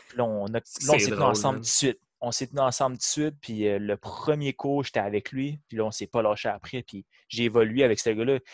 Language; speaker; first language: French; native; French